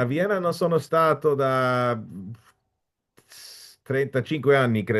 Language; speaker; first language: Italian; non-native, fluent; German